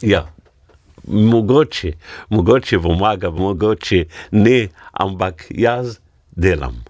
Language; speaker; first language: Slovenian; non-native, learner; Arabic